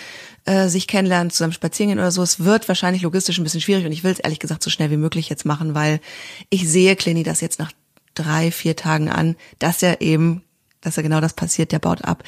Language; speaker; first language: German; native; German